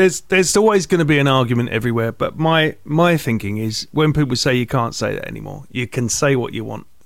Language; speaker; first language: English; native; English